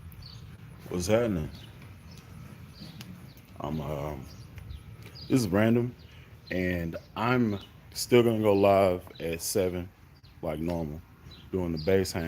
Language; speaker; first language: English; native; English